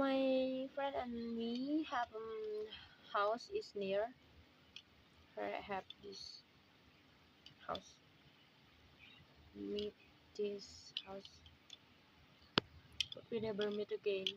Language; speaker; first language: English; non-native, learner; Indonesian